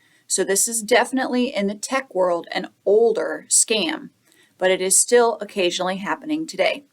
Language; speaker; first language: English; native; English